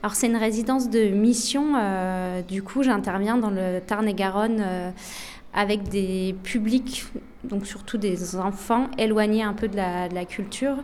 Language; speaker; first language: French; native; French